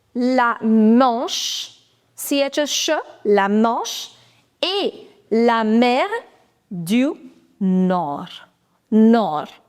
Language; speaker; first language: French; non-native, fluent; Hindi